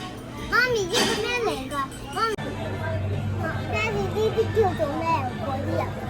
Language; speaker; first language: Cantonese; early bilingual, heritage; Cantonese